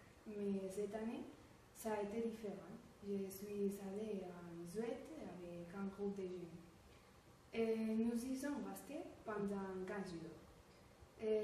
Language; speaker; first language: French; non-native, learner; Spanish